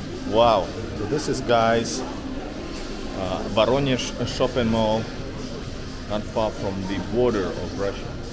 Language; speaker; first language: English; non-native, fluent; Russian